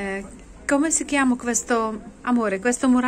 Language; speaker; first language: Italian; non-native, learner; Russian